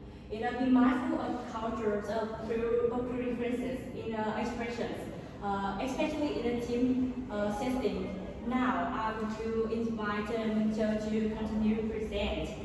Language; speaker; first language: English; non-native, learner; Vietnamese